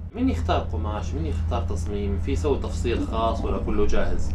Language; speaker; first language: Arabic; native; Arabic